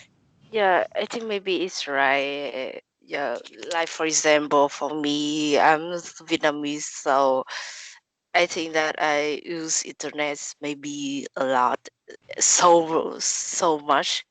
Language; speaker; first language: English; non-native, learner; Vietnamese